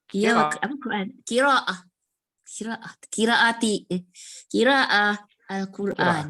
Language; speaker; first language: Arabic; non-native, learner; Malay